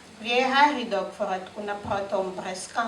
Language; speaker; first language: Swedish; non-native, fluent; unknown